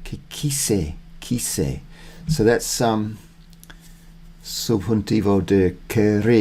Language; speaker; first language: Spanish; non-native, learner; English